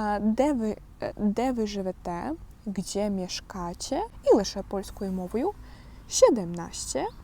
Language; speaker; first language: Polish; non-native, fluent; Ukrainian